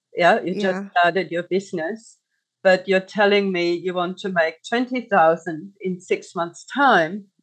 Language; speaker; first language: English; non-native, fluent; German